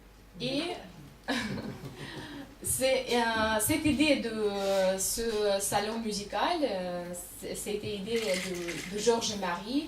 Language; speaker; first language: French; non-native, fluent; Russian